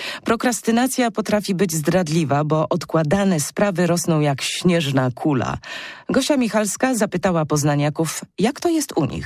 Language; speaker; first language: Polish; native; Polish